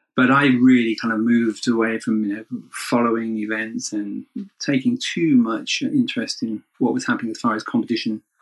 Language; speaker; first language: English; native; English